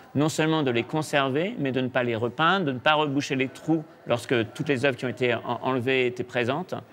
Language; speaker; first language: French; native; French